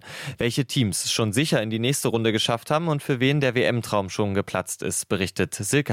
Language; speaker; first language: German; native; German